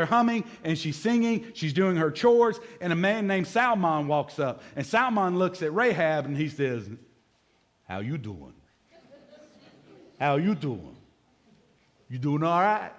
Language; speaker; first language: English; native; English